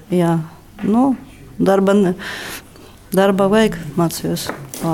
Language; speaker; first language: Latvian; non-native, learner; Russian